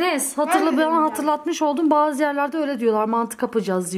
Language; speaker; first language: Turkish; native; Turkish